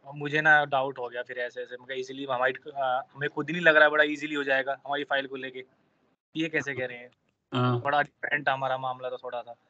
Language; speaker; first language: Hindi; native; Hindi